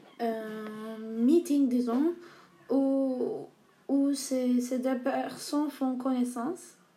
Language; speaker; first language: French; non-native, learner; Turkish